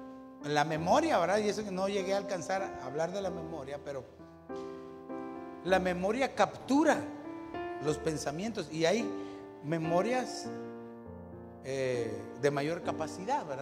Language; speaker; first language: Spanish; native; Spanish